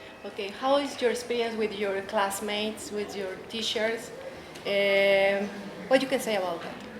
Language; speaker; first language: English; non-native, learner; Spanish